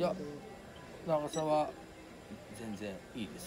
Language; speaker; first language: Japanese; native; Japanese